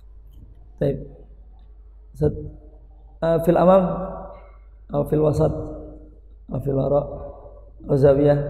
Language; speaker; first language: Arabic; non-native, fluent; Indonesian